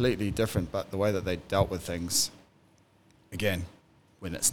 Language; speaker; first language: English; native; English